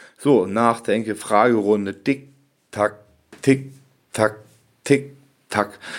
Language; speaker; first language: German; native; German